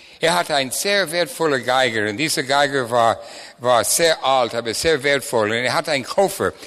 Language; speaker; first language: German; non-native, fluent; English